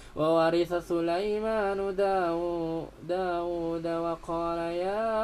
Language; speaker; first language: Arabic; non-native, learner; Indonesian